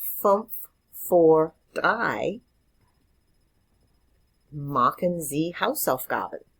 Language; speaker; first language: German; non-native, fluent; English